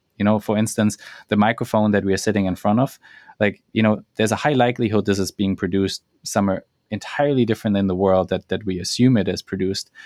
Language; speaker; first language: English; non-native, fluent; German